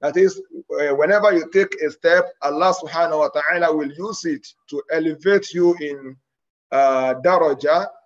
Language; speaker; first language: English; non-native, local second language; Yoruba